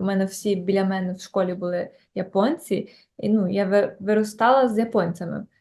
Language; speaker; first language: Ukrainian; early bilingual, heritage; Ukrainian